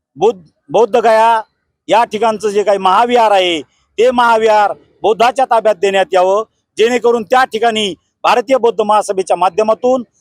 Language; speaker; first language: Marathi; native; Marathi